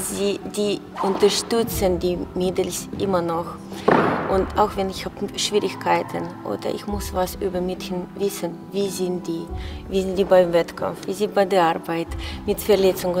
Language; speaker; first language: German; non-native, fluent; Russian